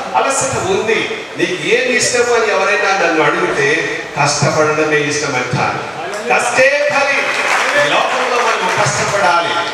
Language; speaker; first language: Telugu; non-native, local second language; Lambadi